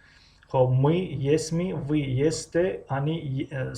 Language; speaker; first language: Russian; non-native, fluent; Tajik